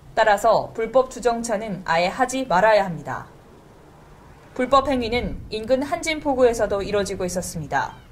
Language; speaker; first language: Korean; native; Korean